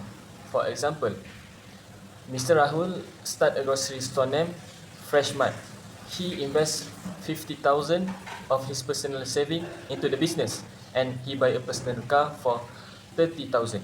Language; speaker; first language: English; non-native, local second language; Malay